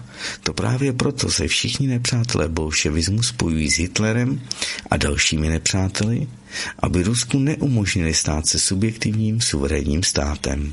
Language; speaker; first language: Czech; native; Czech